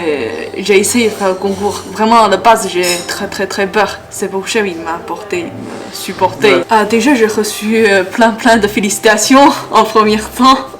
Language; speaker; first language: French; non-native, learner; Chinese